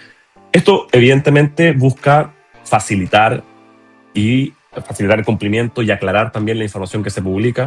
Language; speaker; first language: Spanish; native; Spanish